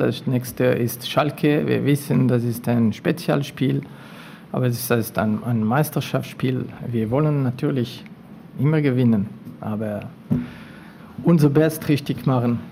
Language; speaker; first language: German; non-native, fluent; French